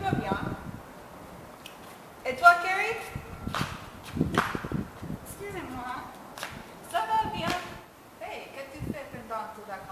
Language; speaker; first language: French; non-native, learner; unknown